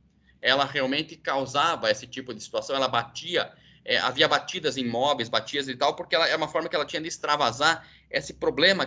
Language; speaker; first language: Portuguese; native; Portuguese